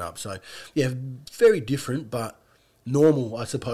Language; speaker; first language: English; native; English